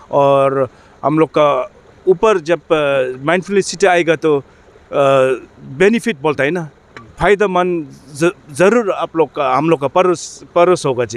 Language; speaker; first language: Hindi; non-native, fluent; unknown